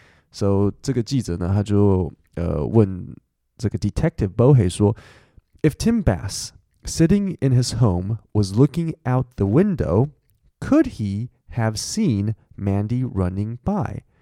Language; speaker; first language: English; non-native, fluent; Chinese